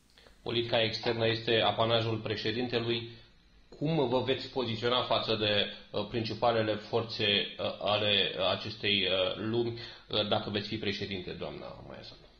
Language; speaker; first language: Romanian; native; Romanian